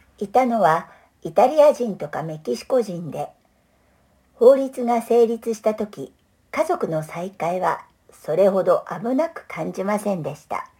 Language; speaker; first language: Japanese; non-native, fluent; English